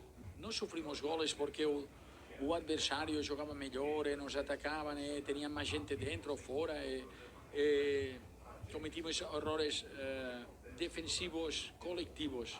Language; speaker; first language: Portuguese; non-native, learner; Spanish